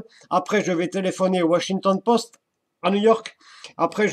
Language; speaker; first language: French; native; French